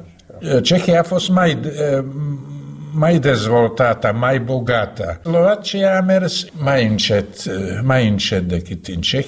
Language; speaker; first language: Romanian; non-native, fluent; Slovak